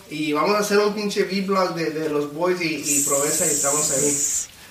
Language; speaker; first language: Spanish; early bilingual, heritage; Spanish